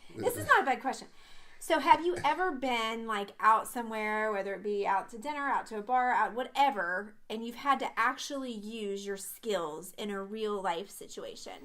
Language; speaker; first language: English; native; English